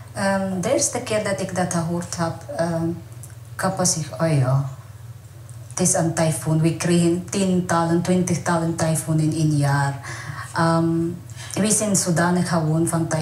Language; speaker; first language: Dutch; non-native, learner; Waray